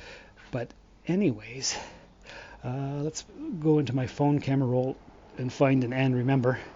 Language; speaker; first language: English; native; English